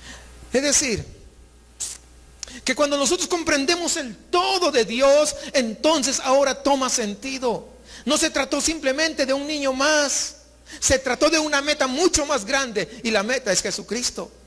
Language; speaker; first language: Spanish; native; Spanish